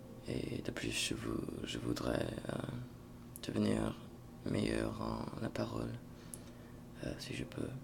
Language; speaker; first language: French; non-native, fluent; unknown